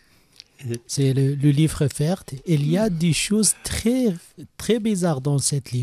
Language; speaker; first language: French; non-native, learner; Arabic